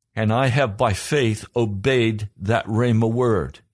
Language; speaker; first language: English; native; English